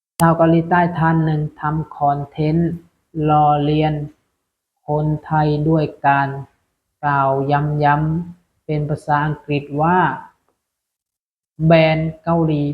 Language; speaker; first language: Thai; non-native, local second language; Lao